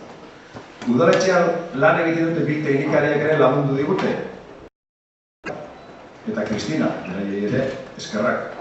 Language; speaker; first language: Basque; native; Basque